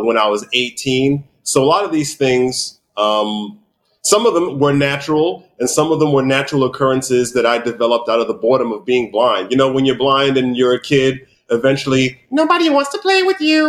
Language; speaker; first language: English; native; English